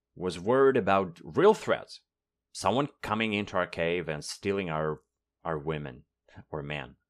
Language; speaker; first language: English; non-native, fluent; Russian